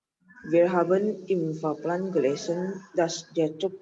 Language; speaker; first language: German; non-native, learner; Indonesian